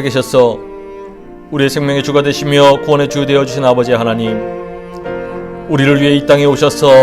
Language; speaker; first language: Korean; native; Korean